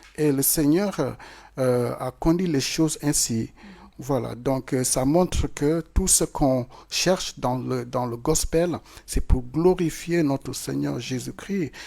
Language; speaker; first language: French; non-native, local second language; Wolof